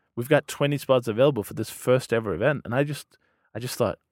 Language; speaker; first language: English; non-native, fluent; Danish